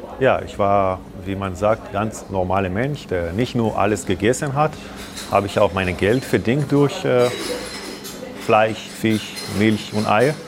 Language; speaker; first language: German; non-native, learner; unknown